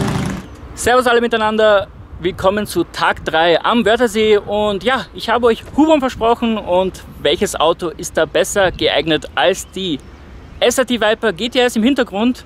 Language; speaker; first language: German; native; German